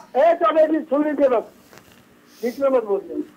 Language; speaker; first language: Hindi; native; Hindi